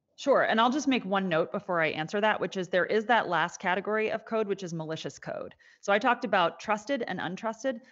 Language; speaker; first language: English; native; English